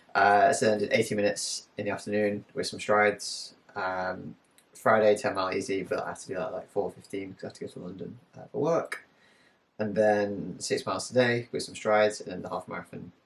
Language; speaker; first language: English; native; English